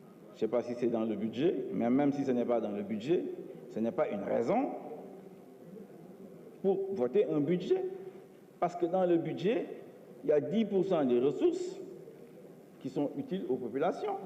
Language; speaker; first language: French; non-native, local second language; Wolof